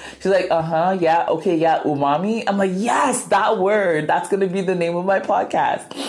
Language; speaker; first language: English; non-native, local second language; Akan